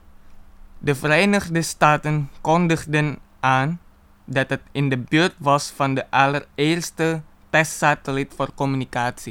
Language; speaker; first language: Dutch; non-native, fluent; Indonesian